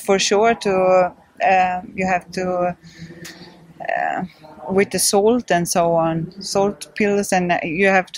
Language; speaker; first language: English; non-native, fluent; Swedish